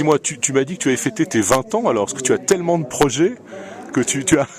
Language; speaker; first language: French; native; French